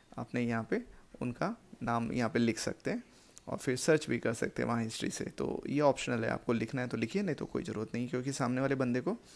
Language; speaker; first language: Hindi; native; Hindi